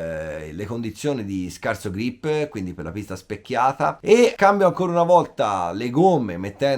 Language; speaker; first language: Italian; native; Italian